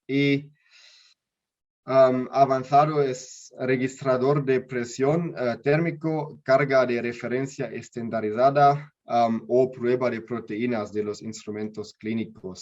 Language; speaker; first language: Spanish; non-native, learner; German